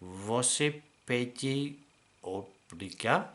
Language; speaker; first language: Portuguese; non-native, learner; English